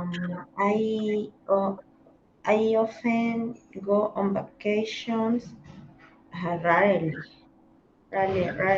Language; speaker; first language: English; non-native, learner; Spanish